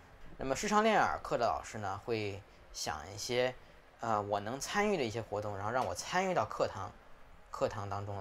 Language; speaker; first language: Chinese; native; Chinese